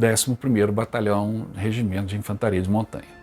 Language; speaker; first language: Portuguese; native; Portuguese